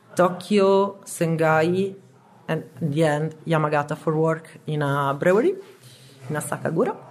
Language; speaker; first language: English; non-native, learner; Italian